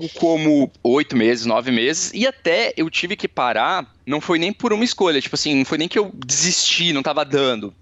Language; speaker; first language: Portuguese; native; Portuguese